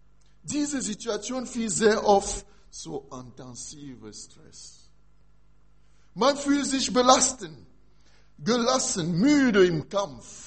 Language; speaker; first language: German; non-native, learner; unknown